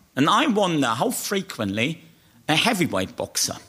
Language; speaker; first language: English; non-native, fluent; German